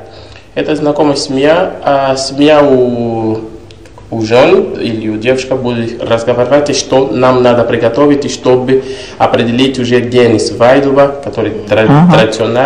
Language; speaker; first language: Russian; non-native, learner; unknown